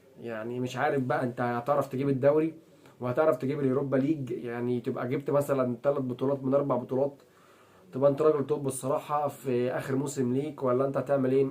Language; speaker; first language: Arabic; native; Arabic